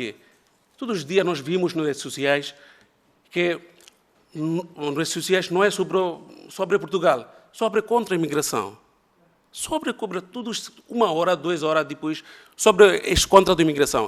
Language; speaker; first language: Portuguese; non-native, learner; Bangla